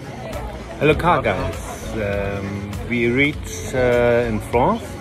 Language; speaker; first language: English; non-native, learner; German